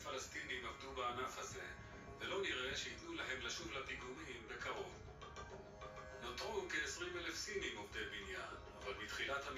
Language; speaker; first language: Hebrew; native; Hebrew